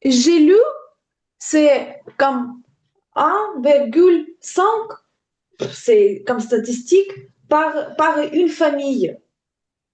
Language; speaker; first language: French; non-native, learner; Ukrainian